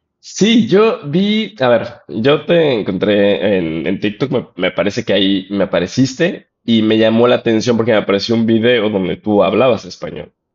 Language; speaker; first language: Spanish; native; Spanish